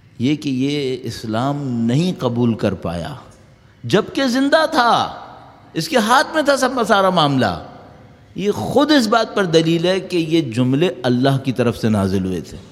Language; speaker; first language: Urdu; native; Urdu